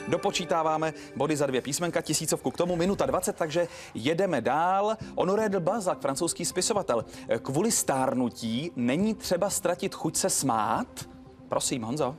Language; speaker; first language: Czech; native; Czech